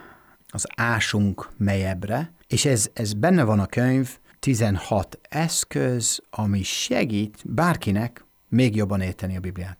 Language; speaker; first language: Hungarian; non-native, fluent; English